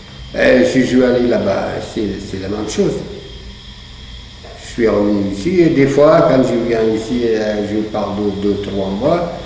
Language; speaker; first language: French; non-native, fluent; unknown